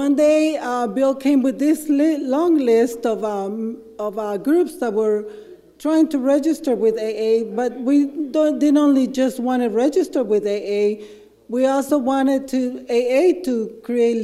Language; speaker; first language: English; non-native, fluent; Spanish